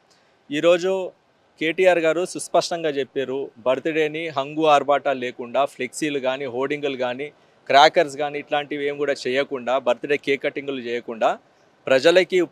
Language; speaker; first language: Telugu; native; Telugu